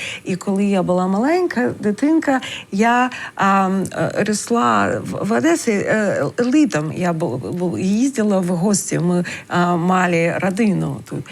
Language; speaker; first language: Ukrainian; non-native, learner; English